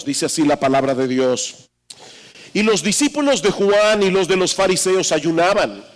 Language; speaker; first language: Spanish; native; Spanish